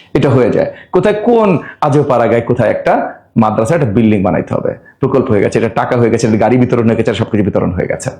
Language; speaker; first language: Bangla; native; Bangla